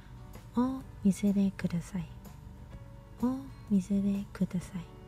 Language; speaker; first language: Japanese; non-native, fluent; Cantonese